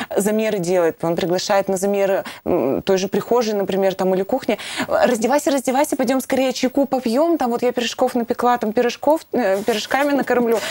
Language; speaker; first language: Russian; native; Russian